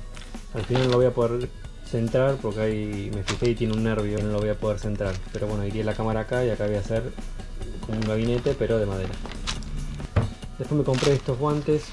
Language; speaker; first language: Spanish; native; Spanish